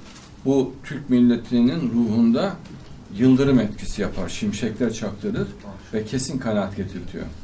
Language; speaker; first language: Turkish; native; Turkish